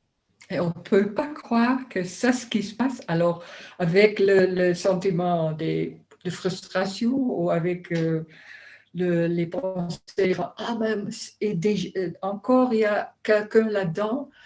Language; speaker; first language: French; non-native, learner; Dutch